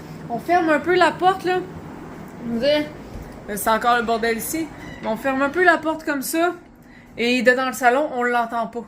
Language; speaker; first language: French; native; French